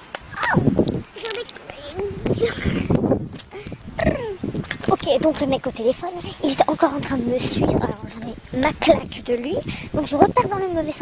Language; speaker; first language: French; native; French